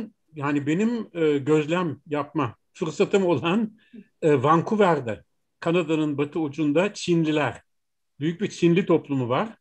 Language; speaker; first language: Turkish; non-native, fluent; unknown